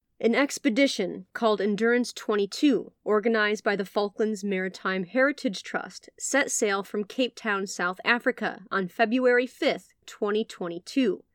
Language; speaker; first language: English; native; English